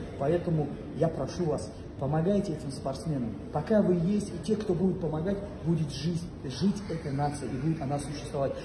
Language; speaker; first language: Russian; non-native, local second language; Tajik